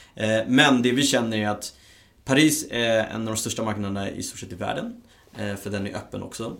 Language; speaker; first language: Swedish; early bilingual, other home language; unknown